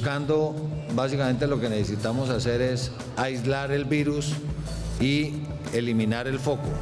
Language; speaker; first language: Spanish; native; Spanish